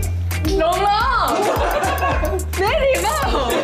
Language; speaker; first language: Chinese; non-native, fluent; Korean